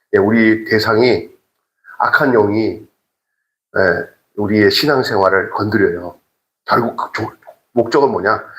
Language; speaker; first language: Korean; native; Korean